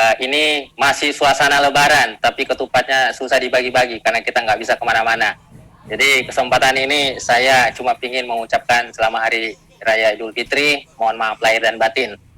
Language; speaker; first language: Indonesian; non-native, local second language; Buginese